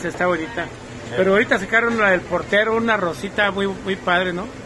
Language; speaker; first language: Spanish; native; Spanish